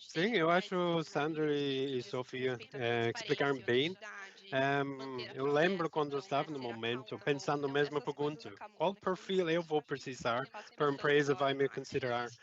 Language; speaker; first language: Portuguese; non-native, fluent; English